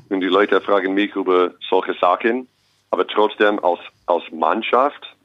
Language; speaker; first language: German; non-native, fluent; English